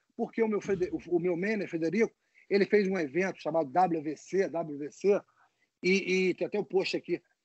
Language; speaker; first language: Portuguese; native; Portuguese